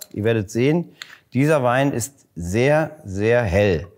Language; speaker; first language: German; native; German